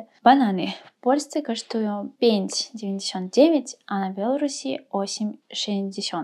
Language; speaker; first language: Polish; non-native, fluent; Russian